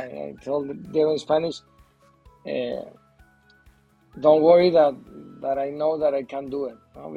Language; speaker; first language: English; non-native, learner; Spanish